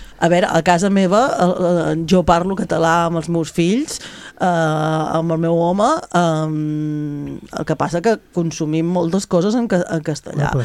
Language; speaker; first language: Catalan; native; Catalan